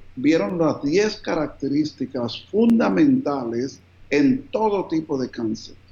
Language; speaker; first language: Spanish; early bilingual, heritage; Spanish